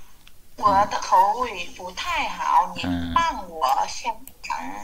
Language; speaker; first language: Chinese; non-native, learner; Vietnamese